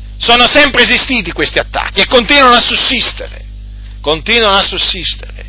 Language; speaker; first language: Italian; native; Italian